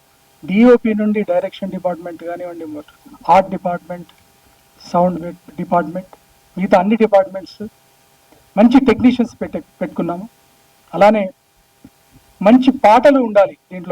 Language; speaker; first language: Telugu; native; Telugu